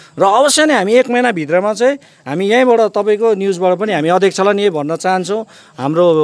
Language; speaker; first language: Nepali; native; Nepali